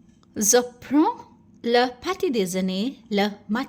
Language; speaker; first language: French; non-native, fluent; Hindi